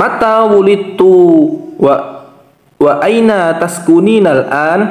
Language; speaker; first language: Arabic; non-native, learner; Indonesian